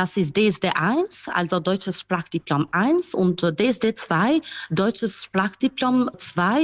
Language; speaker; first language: German; non-native, fluent; Albanian